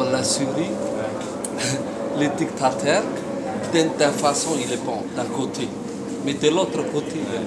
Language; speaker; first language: French; non-native, fluent; Somali